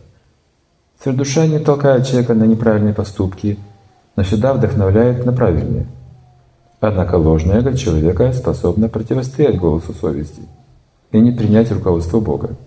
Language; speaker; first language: Russian; native; Russian